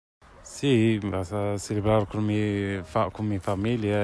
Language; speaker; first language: Spanish; non-native, learner; Arabic